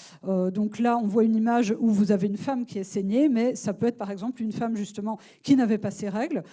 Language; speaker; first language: French; native; French